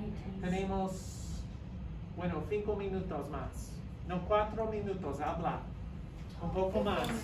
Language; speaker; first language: Spanish; non-native, fluent; English